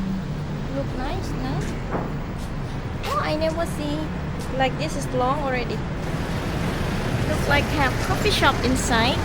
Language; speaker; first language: English; non-native, learner; Thai